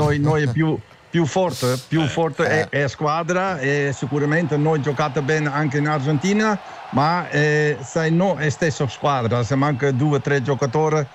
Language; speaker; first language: Italian; non-native, learner; Dutch